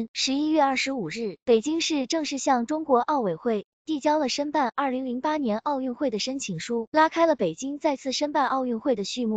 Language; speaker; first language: Chinese; native; Chinese